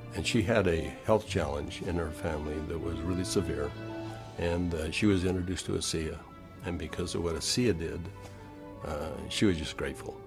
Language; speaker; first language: English; native; English